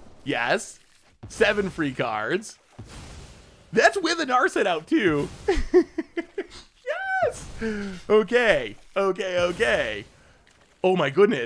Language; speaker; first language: English; native; English